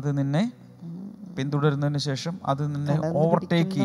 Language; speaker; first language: Malayalam; native; Malayalam